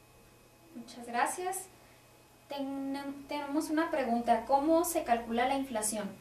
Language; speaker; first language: Spanish; native; Spanish